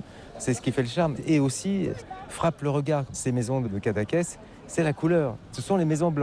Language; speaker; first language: French; native; French